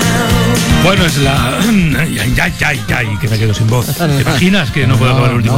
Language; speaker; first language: Spanish; native; Spanish